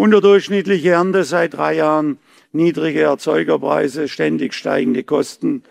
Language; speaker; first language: German; native; German